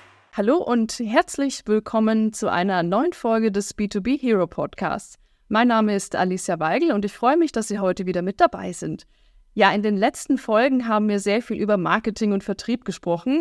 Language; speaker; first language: German; native; German